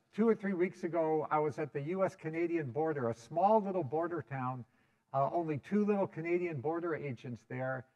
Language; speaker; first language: English; native; English